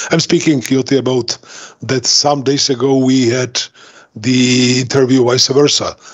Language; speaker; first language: English; non-native, fluent; Czech